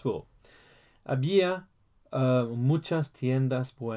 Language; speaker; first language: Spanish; non-native, fluent; English